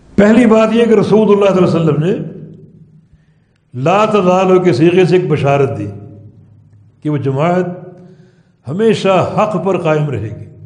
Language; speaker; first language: Urdu; native; Urdu